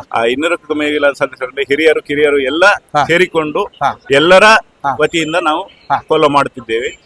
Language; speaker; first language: Kannada; non-native, local second language; Tulu